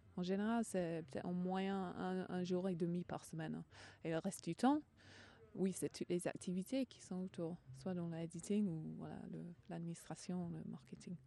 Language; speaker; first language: French; non-native, fluent; English